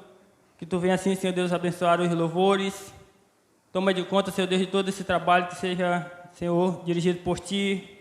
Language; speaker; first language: Portuguese; native; Portuguese